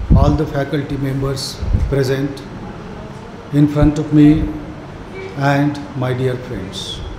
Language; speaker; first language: English; non-native, local second language; Marathi